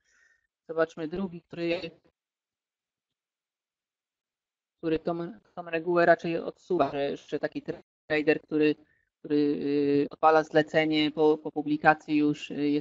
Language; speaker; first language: Polish; native; Polish